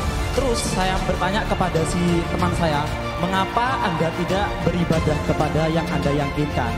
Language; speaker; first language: Indonesian; non-native, local second language; Madurese